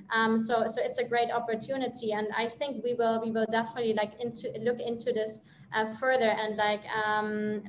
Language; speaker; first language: English; non-native, fluent; German